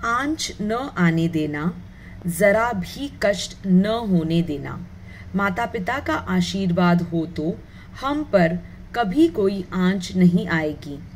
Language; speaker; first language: Hindi; non-native, local second language; Marathi